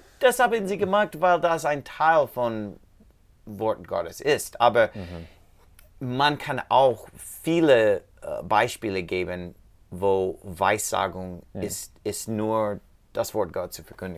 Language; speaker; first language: German; non-native, learner; English